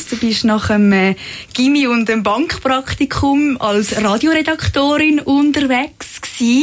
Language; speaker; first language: German; native; German